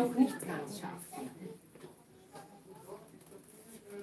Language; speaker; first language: German; non-native, fluent; Japanese